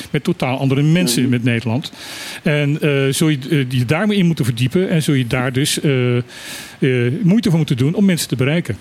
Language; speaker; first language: Dutch; non-native, local second language; Papiamento